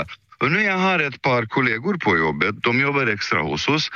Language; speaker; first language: Swedish; early bilingual, other home language; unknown